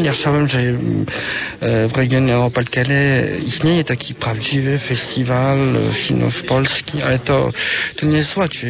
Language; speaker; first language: Polish; early bilingual, heritage; French